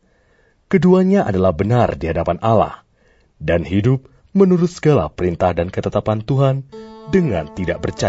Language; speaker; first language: Indonesian; native; Indonesian